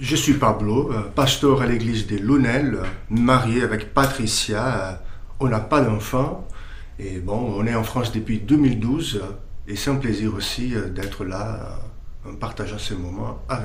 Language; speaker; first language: French; non-native, fluent; Portuguese